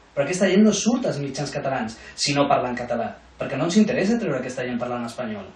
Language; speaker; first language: Catalan; non-native, local second language; Spanish